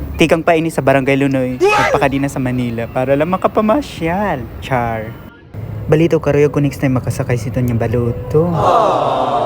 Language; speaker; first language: Filipino; non-native, local second language; Waray